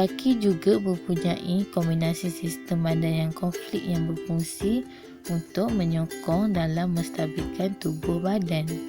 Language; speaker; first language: Malay; native; Malay